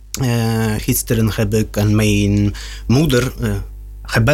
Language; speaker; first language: Dutch; non-native, learner; Russian